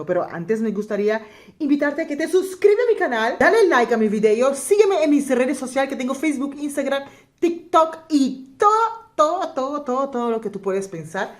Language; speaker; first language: Spanish; non-native, local second language; Papiamento